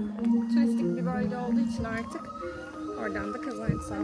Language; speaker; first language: Turkish; native; Turkish